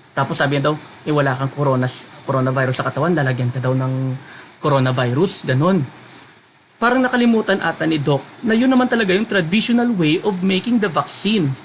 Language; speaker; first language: Filipino; non-native, local second language; Hiligaynon